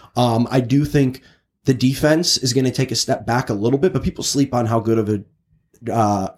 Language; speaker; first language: English; native; English